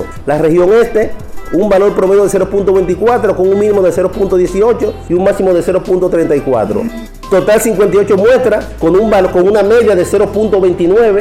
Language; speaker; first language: Spanish; native; Spanish